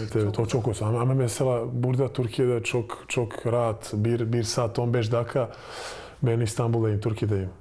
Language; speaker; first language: Turkish; non-native, fluent; Serbian